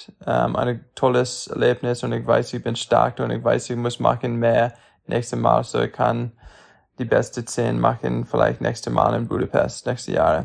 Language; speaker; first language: German; non-native, learner; English